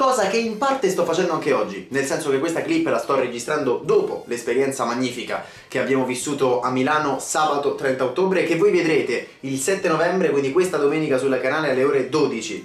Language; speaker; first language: Italian; native; Italian